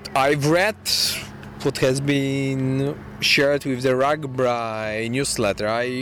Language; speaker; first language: English; non-native, fluent; Polish